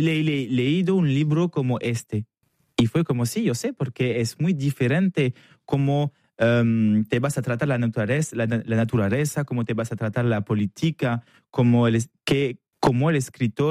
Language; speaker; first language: Spanish; non-native, learner; French